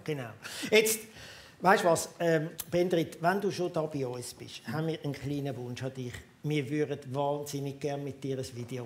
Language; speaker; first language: German; native; German